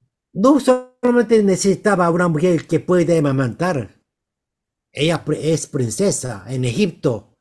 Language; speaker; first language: Spanish; non-native, learner; Korean